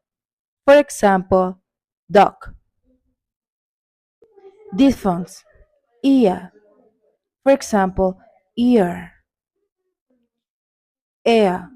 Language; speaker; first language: English; non-native, learner; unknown